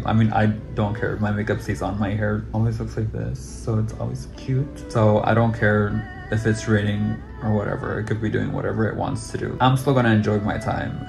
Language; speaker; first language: English; native; English